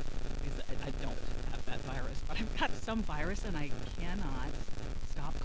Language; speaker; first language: English; native; English